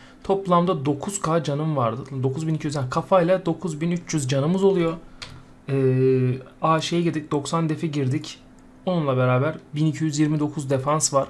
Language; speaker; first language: Turkish; native; Turkish